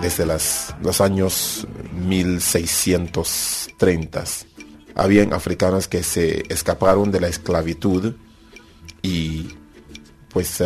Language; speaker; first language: Spanish; non-native, fluent; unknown